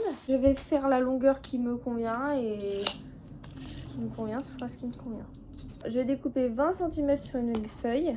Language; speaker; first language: French; native; French